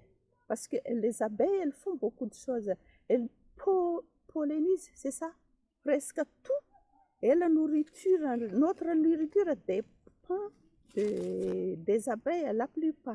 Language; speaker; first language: French; non-native, fluent; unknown